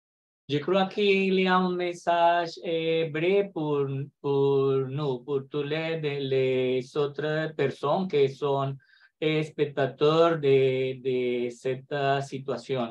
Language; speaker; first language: French; non-native, learner; Spanish